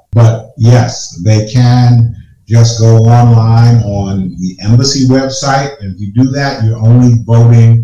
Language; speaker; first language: English; native; English